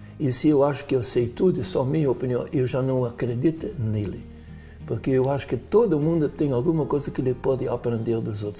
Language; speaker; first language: Portuguese; non-native, fluent; Dutch